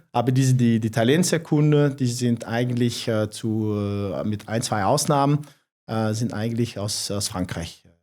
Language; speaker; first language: German; non-native, local second language; French